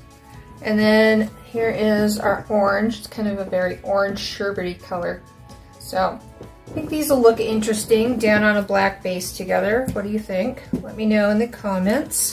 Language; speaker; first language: English; native; English